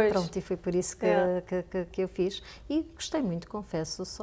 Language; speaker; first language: Portuguese; native; Portuguese